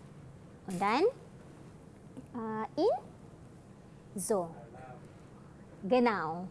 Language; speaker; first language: German; non-native, fluent; Malay